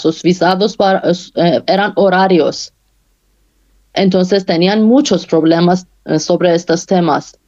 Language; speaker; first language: Spanish; non-native, fluent; Persian